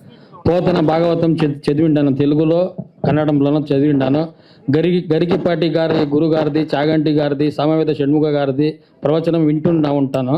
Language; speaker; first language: Telugu; non-native, local second language; Kannada